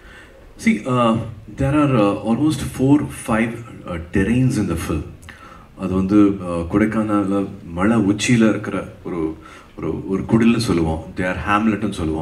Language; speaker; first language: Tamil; native; Tamil